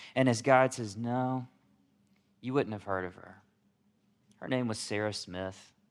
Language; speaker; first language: English; native; English